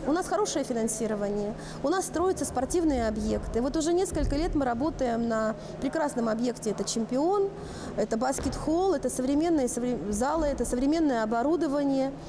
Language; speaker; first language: Russian; native; Russian